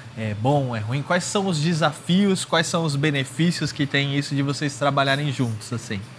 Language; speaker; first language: Portuguese; native; Portuguese